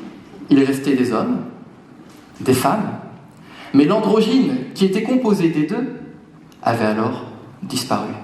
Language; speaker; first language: French; native; French